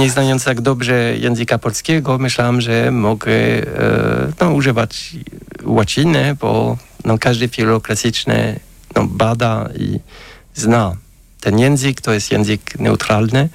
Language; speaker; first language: Polish; non-native, fluent; French